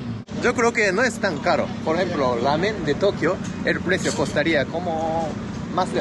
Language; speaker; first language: Spanish; non-native, learner; Japanese